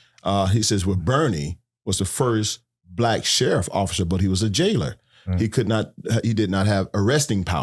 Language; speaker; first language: English; native; English